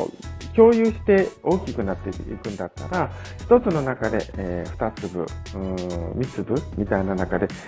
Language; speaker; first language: Japanese; native; Japanese